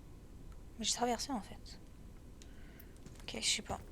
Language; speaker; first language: French; native; French